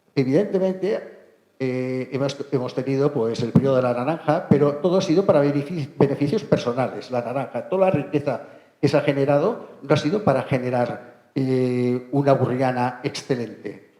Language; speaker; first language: Spanish; non-native, local second language; Catalan